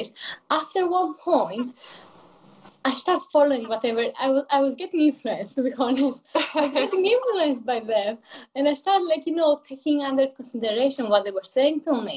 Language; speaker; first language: English; non-native, fluent; Greek